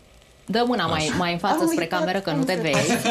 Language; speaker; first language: Romanian; native; Romanian